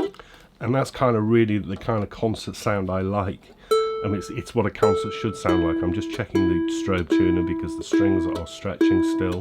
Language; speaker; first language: English; native; English